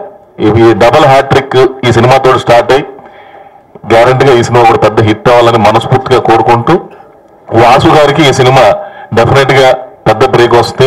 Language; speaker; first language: Telugu; native; Telugu